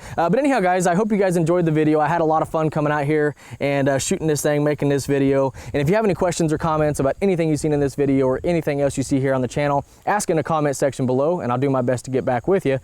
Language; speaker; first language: English; native; English